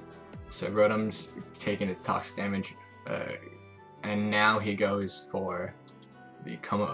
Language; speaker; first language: English; native; English